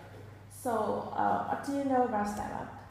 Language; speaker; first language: English; non-native, fluent; Vietnamese